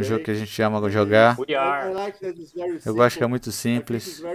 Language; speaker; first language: Portuguese; non-native, learner; English